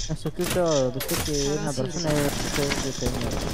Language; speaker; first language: Spanish; native; Spanish